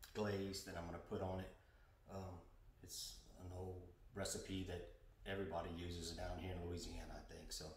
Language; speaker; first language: English; native; English